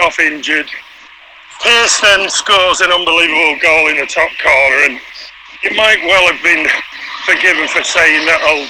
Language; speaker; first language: English; native; English